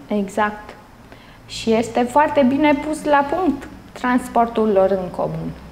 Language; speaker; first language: Romanian; native; Romanian